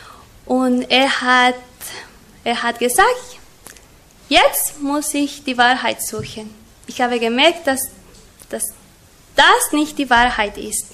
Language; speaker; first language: German; non-native, learner; Spanish